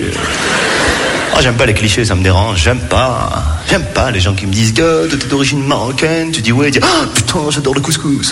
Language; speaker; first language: French; native; French